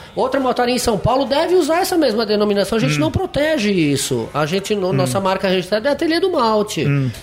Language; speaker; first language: Portuguese; non-native, fluent; French